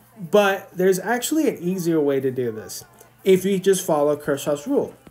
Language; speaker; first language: English; native; English